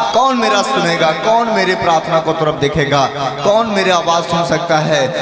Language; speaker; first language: Hindi; native; Hindi